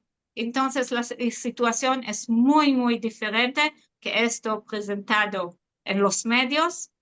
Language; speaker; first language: Spanish; non-native, fluent; Hebrew